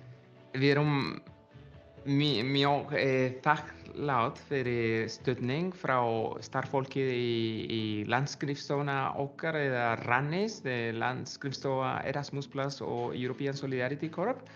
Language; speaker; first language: Icelandic; non-native, learner; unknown